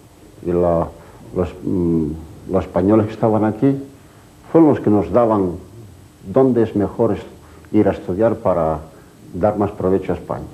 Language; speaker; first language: Spanish; non-native, local second language; Asturian